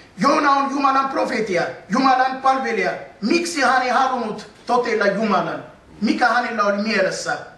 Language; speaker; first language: Finnish; non-native, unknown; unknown